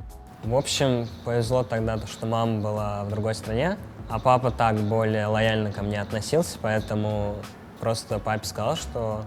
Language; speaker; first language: Russian; native; Russian